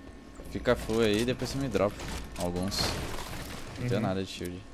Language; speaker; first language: Portuguese; native; Portuguese